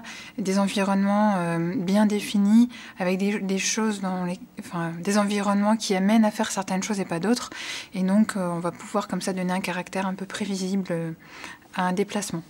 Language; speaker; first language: French; native; French